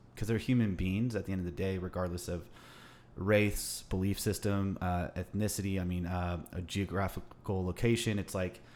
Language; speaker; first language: English; native; English